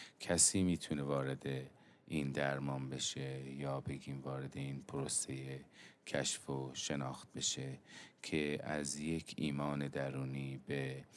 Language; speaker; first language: Persian; native; Persian